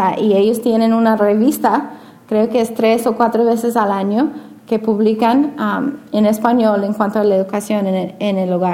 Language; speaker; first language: Spanish; non-native, fluent; English